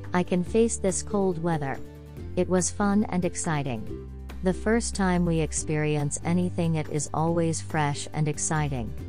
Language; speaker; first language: English; non-native, fluent; Thai